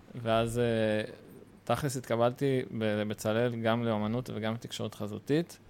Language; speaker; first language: Hebrew; native; Hebrew